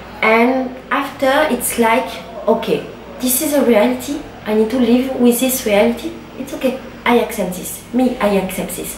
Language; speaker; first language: English; non-native, learner; French